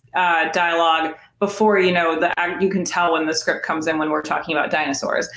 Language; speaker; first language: English; native; English